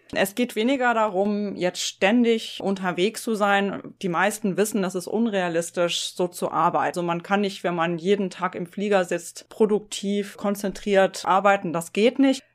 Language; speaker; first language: German; native; German